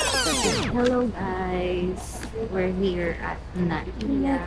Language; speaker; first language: English; non-native, local second language; Filipino